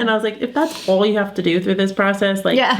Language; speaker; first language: English; native; English